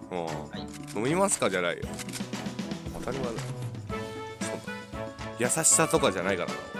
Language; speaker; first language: Japanese; native; Japanese